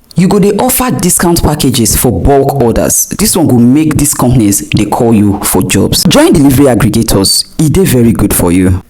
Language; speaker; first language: Nigerian Pidgin; non-native, local second language; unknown